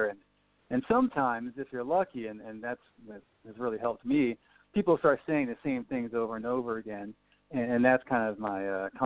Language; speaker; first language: English; native; English